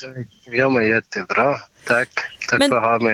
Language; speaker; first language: Swedish; non-native, learner; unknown